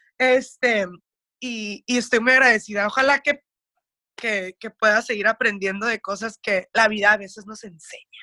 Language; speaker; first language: Spanish; early bilingual, heritage; Spanish